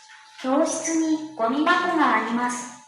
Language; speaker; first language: Japanese; non-native, learner; Indonesian